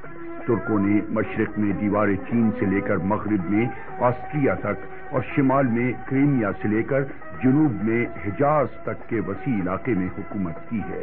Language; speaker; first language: Urdu; native; Urdu